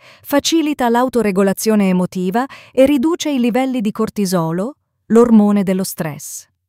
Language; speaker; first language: Italian; native; Italian